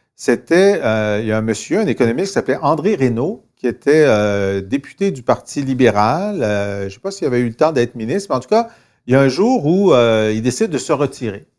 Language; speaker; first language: French; native; French